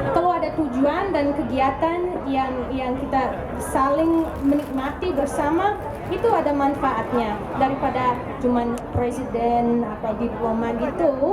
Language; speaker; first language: Indonesian; non-native, fluent; English